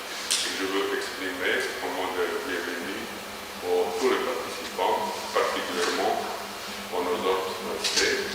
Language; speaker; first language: French; non-native, fluent; Croatian